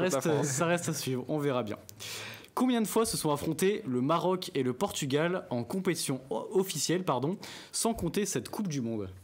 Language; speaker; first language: French; native; French